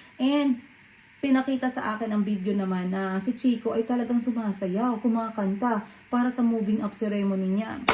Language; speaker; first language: Filipino; non-native, local second language; Cebuano